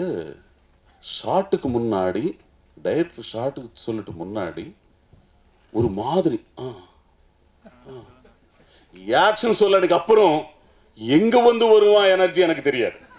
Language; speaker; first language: Tamil; non-native, learner; Telugu